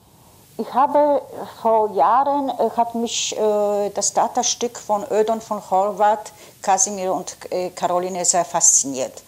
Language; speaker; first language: German; non-native, fluent; Polish